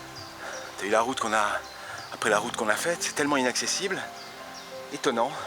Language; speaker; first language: French; native; French